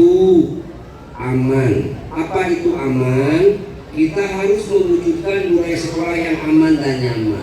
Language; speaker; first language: Indonesian; native; Indonesian